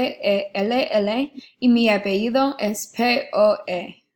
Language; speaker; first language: Spanish; non-native, learner; English